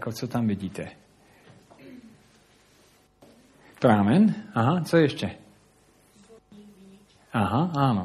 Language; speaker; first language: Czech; non-native, fluent; English